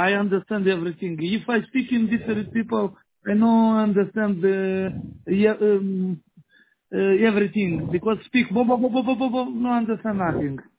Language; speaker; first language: English; non-native, learner; Romanian